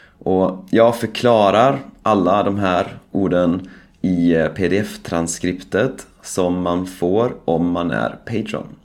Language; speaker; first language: Swedish; native; Swedish